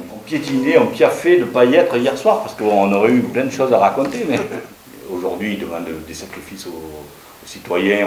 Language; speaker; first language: French; native; French